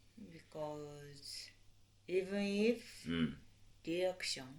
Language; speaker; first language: English; non-native, learner; Japanese